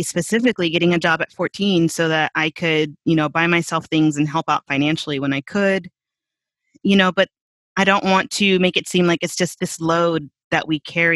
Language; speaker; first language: English; early bilingual, other home language; Spanish